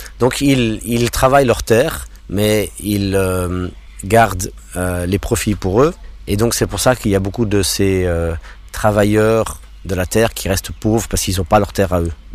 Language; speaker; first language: French; non-native, local second language; English